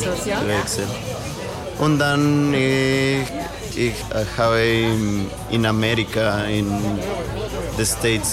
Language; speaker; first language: German; non-native, learner; Spanish